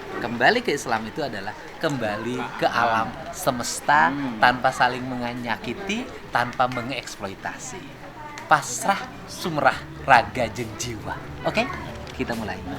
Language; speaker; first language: Indonesian; non-native, local second language; Sundanese